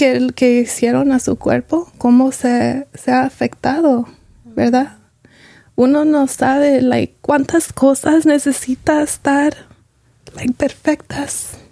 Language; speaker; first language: Spanish; early bilingual, heritage; Spanish